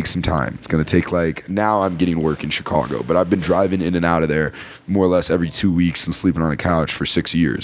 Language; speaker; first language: English; native; English